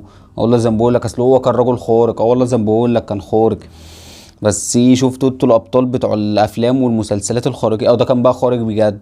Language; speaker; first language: Arabic; native; Arabic